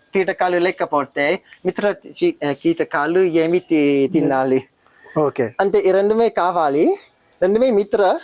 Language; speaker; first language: Telugu; non-native, learner; French